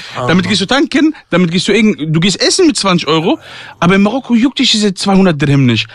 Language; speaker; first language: German; early bilingual, other home language; Arabic